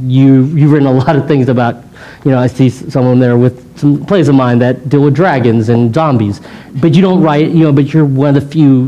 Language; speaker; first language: English; native; English